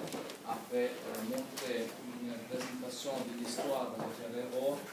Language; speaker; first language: French; non-native, learner; Italian